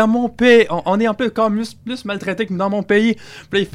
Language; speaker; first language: French; native; French